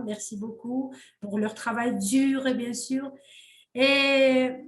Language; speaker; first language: French; non-native, fluent; Uzbek